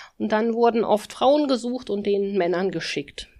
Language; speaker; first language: German; native; German